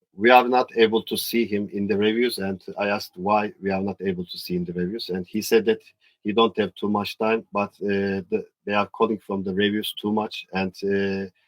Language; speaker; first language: English; non-native, learner; Turkish